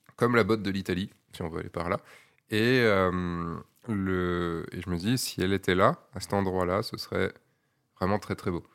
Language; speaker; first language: French; native; French